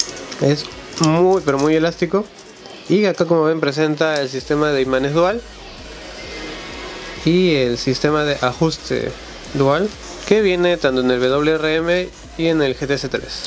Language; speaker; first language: Spanish; native; Spanish